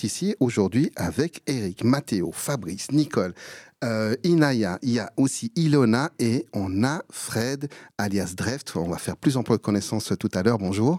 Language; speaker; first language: French; native; French